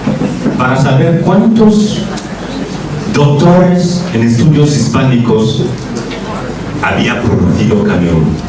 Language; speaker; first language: Spanish; non-native, fluent; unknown